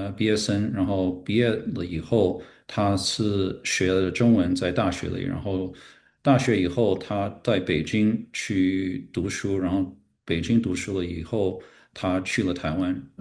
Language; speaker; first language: Chinese; non-native, fluent; English